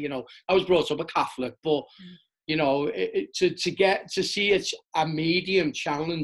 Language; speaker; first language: English; native; English